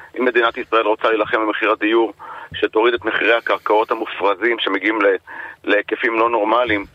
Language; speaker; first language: Hebrew; native; Hebrew